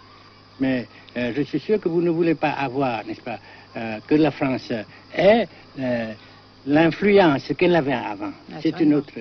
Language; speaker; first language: French; non-native, local second language; Vietnamese